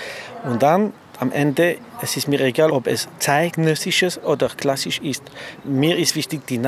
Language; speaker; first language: German; non-native, fluent; French